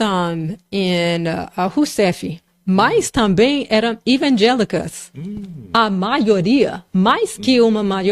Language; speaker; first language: Portuguese; non-native, fluent; English